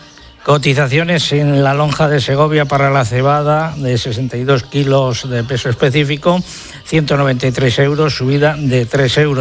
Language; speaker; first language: Spanish; native; Spanish